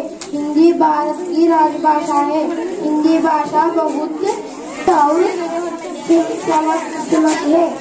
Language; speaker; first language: Hindi; non-native, local second language; Telugu